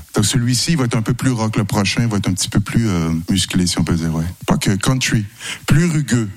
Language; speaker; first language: French; native; French